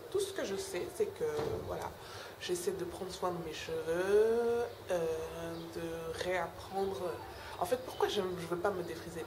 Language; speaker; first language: French; non-native, local second language; Wolof